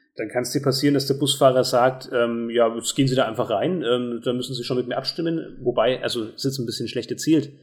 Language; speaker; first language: German; native; German